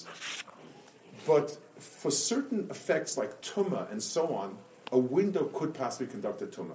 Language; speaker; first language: English; native; English